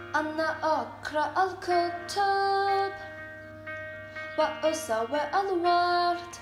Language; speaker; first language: Arabic; non-native, learner; English